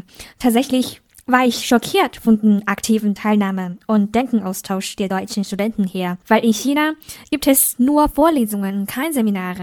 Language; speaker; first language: German; non-native, learner; Chinese